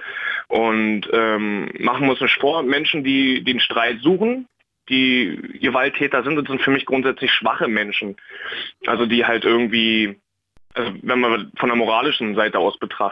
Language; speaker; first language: German; native; German